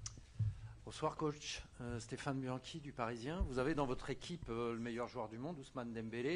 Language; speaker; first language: French; native; French